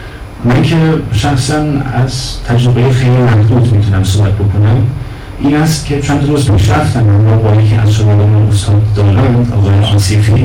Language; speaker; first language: Persian; non-native, fluent; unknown